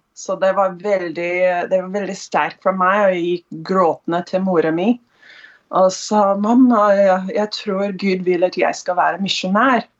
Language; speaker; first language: Norwegian; non-native, fluent; English